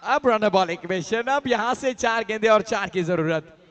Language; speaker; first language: Hindi; non-native, local second language; Marathi